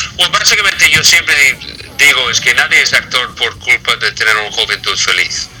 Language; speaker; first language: Spanish; non-native, fluent; English